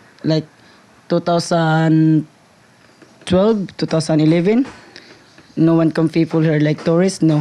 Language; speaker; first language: English; non-native, local second language; Surigaonon